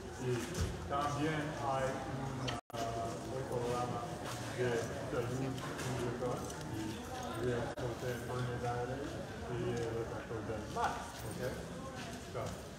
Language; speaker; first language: Spanish; non-native, learner; English